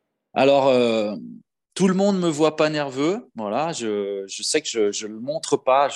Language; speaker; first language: French; native; French